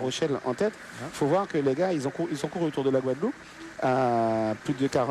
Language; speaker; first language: French; native; French